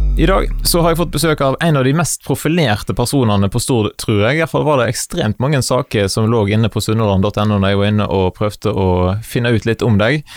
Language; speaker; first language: Norwegian; native; Norwegian